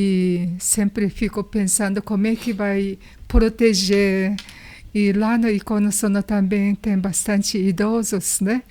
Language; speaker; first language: Portuguese; non-native, learner; Japanese